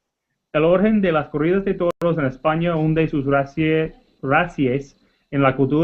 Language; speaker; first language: Spanish; non-native, learner; English